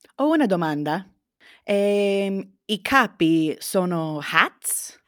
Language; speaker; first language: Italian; non-native, learner; English